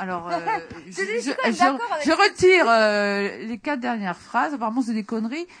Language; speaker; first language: French; native; French